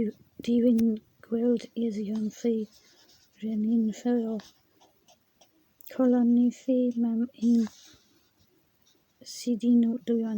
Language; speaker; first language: Welsh; non-native, learner; English